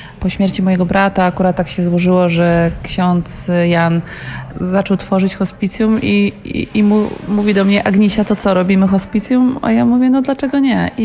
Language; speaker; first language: Polish; native; Polish